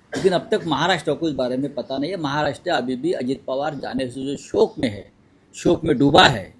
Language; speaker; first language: Hindi; non-native, local second language; Marathi